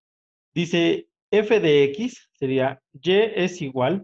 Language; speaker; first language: Spanish; native; Spanish